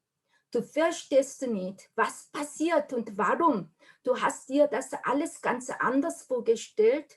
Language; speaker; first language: German; non-native, learner; Korean